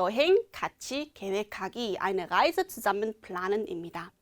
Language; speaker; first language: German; non-native, fluent; Korean